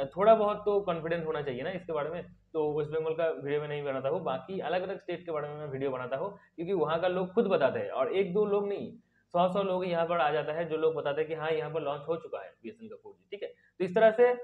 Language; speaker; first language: Hindi; non-native, local second language; Bangla